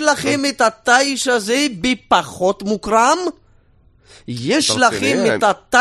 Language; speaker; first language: Hebrew; native; Hebrew